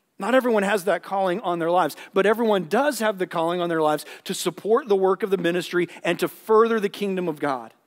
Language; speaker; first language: English; native; English